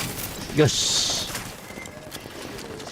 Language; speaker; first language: Japanese; native; Japanese